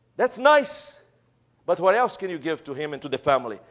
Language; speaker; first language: English; non-native, fluent; Portuguese